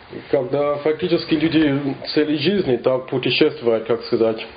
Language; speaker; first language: Russian; non-native, fluent; English